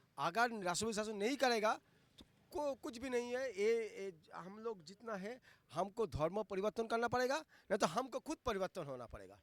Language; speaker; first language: Hindi; non-native, local second language; Bangla